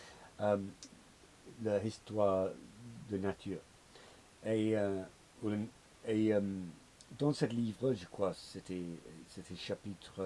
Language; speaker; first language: French; non-native, learner; English